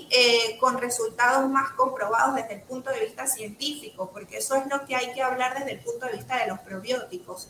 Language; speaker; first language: Spanish; native; Spanish